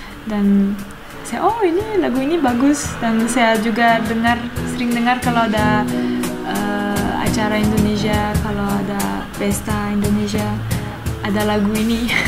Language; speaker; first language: Indonesian; non-native, fluent; French